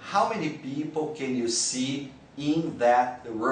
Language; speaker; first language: English; non-native, fluent; Portuguese